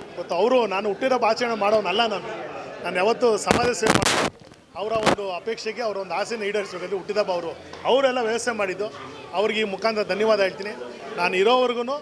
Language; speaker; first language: Kannada; native; Kannada